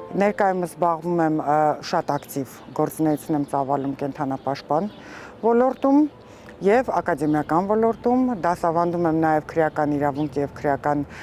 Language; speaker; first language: Armenian; early bilingual, heritage; Russian